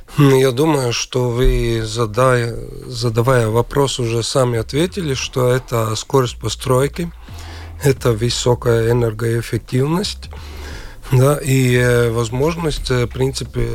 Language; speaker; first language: Russian; non-native, local second language; Latvian